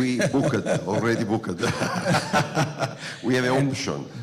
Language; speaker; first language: English; non-native, fluent; Italian